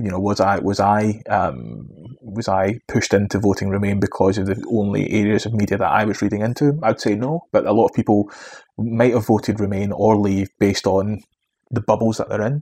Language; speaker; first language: English; native; English